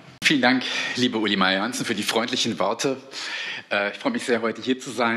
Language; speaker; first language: German; native; German